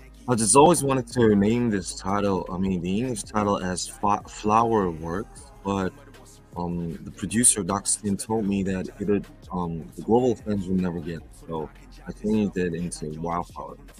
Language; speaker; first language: English; non-native, fluent; Korean